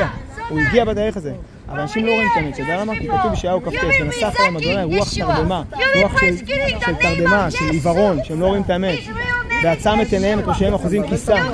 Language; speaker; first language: Hebrew; native; Hebrew